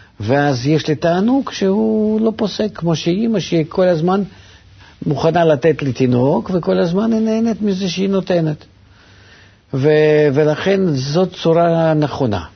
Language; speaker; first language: Hebrew; non-native, fluent; Russian